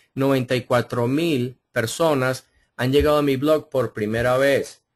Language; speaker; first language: Spanish; early bilingual, heritage; Spanish